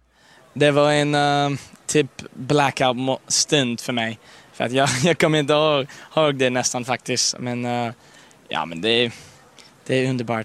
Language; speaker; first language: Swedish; early bilingual, heritage; Swedish